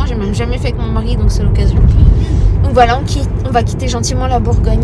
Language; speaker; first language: French; native; French